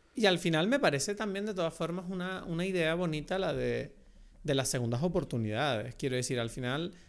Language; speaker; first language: Spanish; native; Spanish